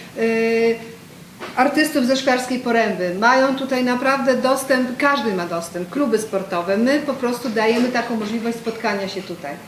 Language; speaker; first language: Polish; native; Polish